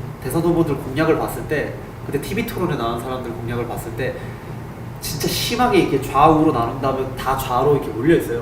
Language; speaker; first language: Korean; native; Korean